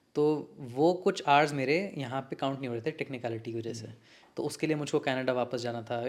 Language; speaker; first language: Hindi; native; Hindi